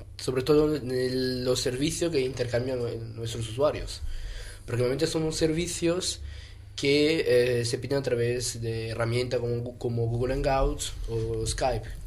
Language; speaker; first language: Spanish; non-native, fluent; German